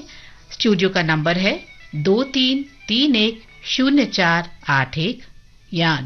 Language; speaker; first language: Hindi; native; Hindi